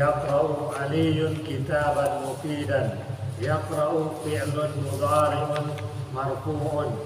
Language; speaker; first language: Arabic; non-native, learner; Indonesian